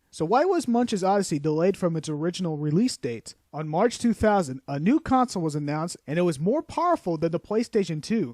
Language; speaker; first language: English; non-native, fluent; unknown